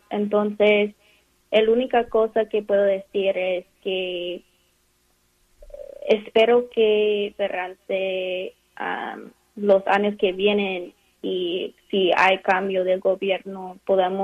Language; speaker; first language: Spanish; non-native, fluent; English